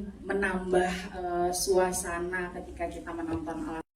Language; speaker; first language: Indonesian; native; Indonesian